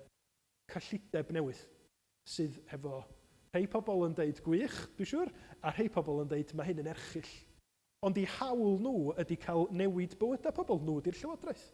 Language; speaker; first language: Welsh; native; Welsh